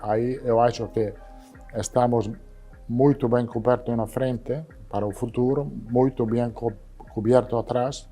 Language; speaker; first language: Portuguese; non-native, learner; Italian